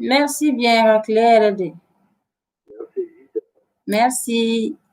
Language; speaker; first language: French; non-native, local second language; Bambara